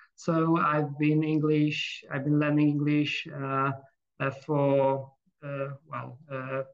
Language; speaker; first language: English; non-native, fluent; Polish